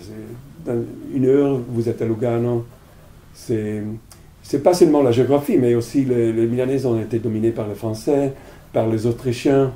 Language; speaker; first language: French; non-native, fluent; Italian